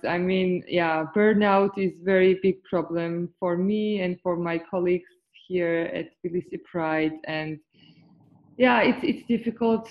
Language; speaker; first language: English; non-native, fluent; Georgian